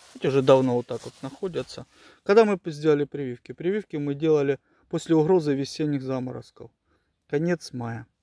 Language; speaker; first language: Russian; native; Russian